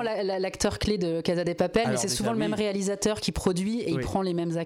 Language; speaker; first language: French; native; French